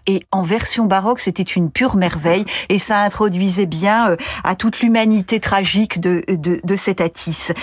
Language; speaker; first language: French; native; French